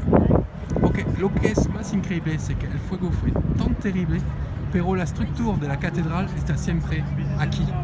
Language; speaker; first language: Spanish; non-native, learner; French